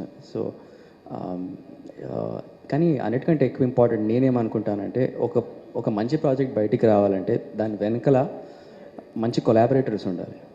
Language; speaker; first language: Telugu; native; Telugu